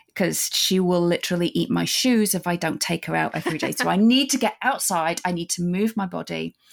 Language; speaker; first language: English; native; English